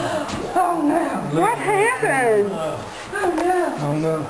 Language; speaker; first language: English; native; English